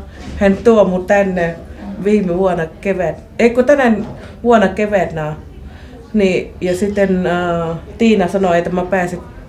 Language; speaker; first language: Finnish; non-native, learner; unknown